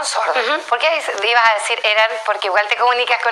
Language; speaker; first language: Spanish; native; Spanish